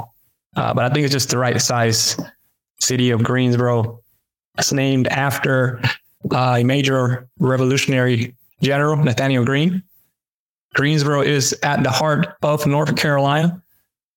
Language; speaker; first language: English; early bilingual, other home language; Spanish